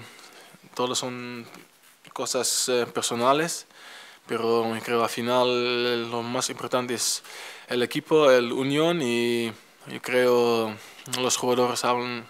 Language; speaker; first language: Spanish; non-native, fluent; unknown